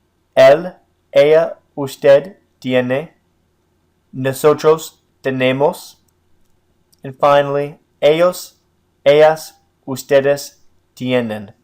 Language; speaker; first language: Spanish; non-native, fluent; English